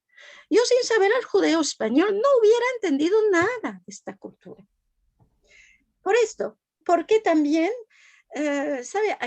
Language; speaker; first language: Spanish; non-native, fluent; French